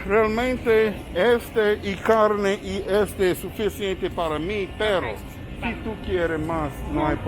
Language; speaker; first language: Spanish; non-native, learner; English